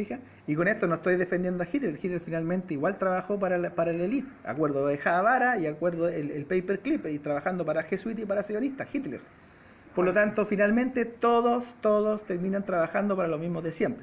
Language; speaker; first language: Spanish; native; Spanish